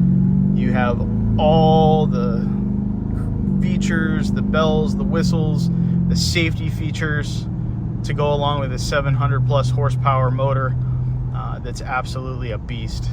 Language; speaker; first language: English; native; English